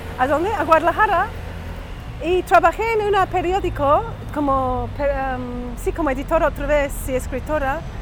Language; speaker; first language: Spanish; non-native, fluent; English